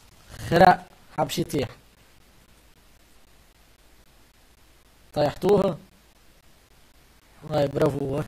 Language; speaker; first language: Arabic; native; Arabic